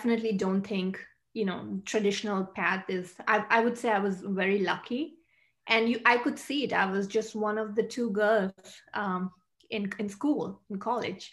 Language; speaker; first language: English; non-native, local second language; Hindi